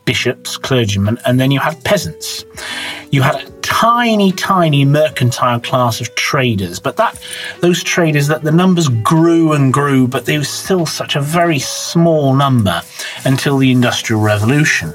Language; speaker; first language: English; native; English